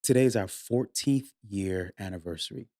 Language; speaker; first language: English; native; English